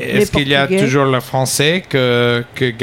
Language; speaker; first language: French; non-native, learner; English